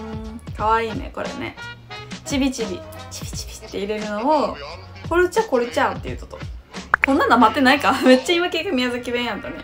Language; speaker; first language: Japanese; native; Japanese